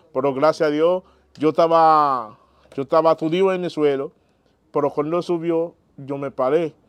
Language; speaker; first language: Spanish; non-native, learner; Haitian Creole